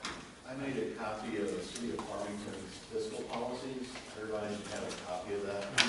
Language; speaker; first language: English; native; English